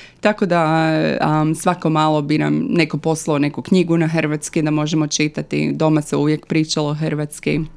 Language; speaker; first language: Croatian; early bilingual, other home language; English